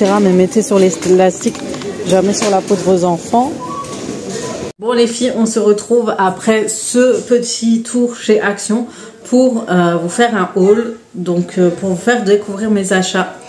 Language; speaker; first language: French; native; French